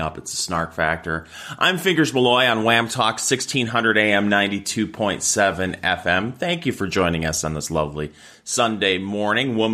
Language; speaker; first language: English; native; English